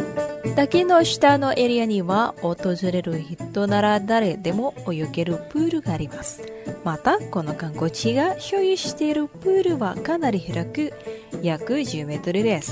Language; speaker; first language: Japanese; non-native, fluent; Indonesian